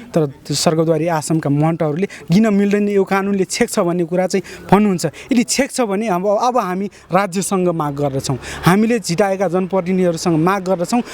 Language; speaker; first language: Nepali; non-native, local second language; Dangaura Tharu